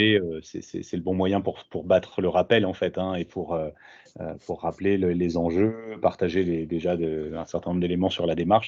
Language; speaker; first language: French; native; French